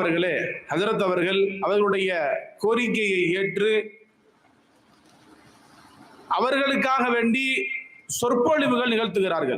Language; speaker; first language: Tamil; native; Tamil